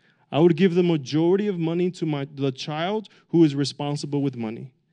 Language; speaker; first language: English; early bilingual, other home language; Spanish